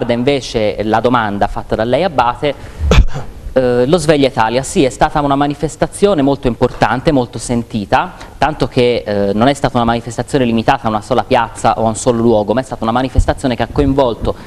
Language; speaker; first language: Italian; native; Italian